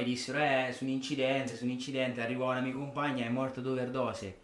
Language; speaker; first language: Italian; native; Italian